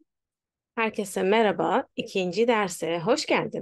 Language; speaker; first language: Turkish; non-native, fluent; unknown